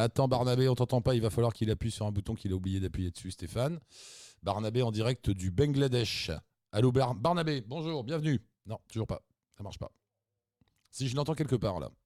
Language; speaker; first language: French; native; French